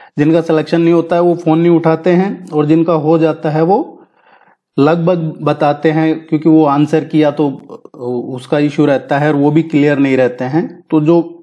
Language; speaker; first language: Hindi; native; Hindi